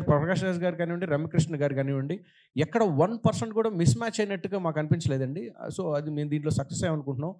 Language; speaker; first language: Telugu; native; Telugu